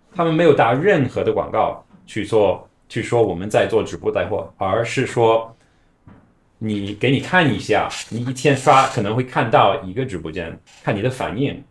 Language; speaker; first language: Chinese; non-native, fluent; English